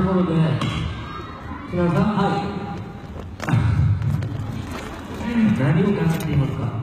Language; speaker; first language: Japanese; non-native, learner; Korean